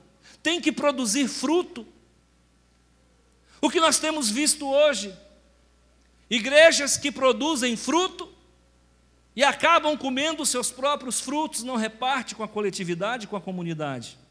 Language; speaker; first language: Portuguese; native; Portuguese